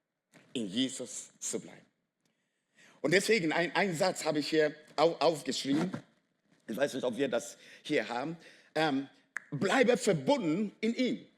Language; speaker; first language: German; non-native, fluent; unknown